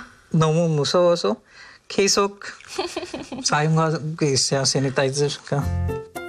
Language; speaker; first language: Korean; non-native, learner; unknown